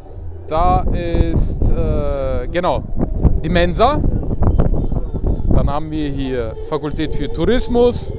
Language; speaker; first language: German; native; German